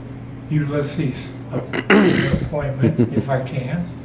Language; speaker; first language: English; native; English